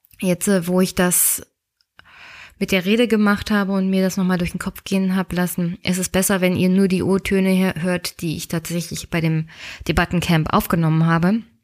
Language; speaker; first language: German; native; German